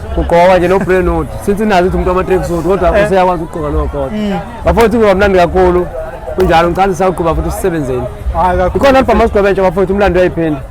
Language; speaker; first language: Zulu; native; Zulu